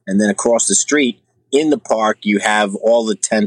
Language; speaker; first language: English; native; English